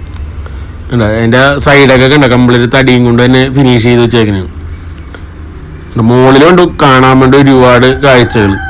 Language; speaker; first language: Malayalam; native; Malayalam